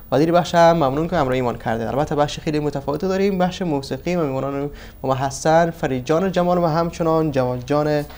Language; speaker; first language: Persian; native; Persian